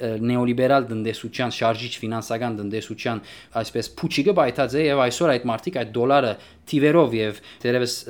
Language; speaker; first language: Armenian; early bilingual, heritage; Armenian